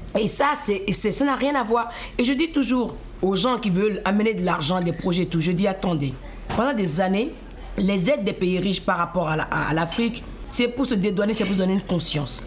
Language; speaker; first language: French; non-native, local second language; Fon